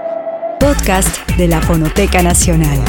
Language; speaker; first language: Spanish; native; Spanish